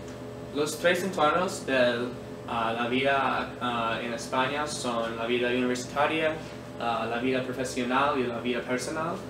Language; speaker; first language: Spanish; non-native, learner; English